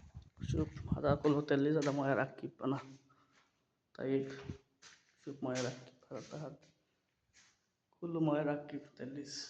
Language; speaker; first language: Arabic; non-native, learner; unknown